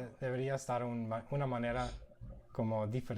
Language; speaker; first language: Spanish; non-native, fluent; English